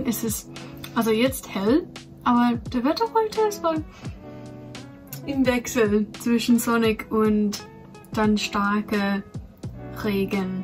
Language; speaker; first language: German; non-native, fluent; English